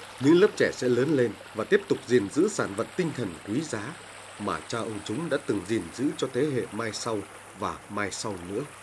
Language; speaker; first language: Vietnamese; native; Vietnamese